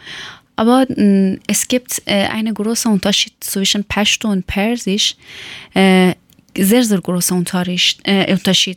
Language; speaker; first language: German; non-native, learner; Persian